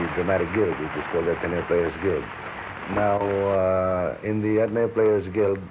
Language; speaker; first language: English; non-native, local second language; Filipino